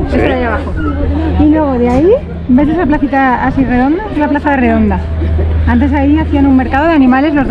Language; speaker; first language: Spanish; native; Spanish